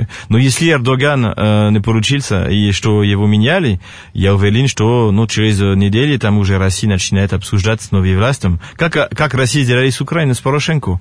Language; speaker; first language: Russian; non-native, fluent; French